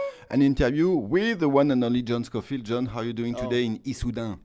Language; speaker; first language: English; non-native, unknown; French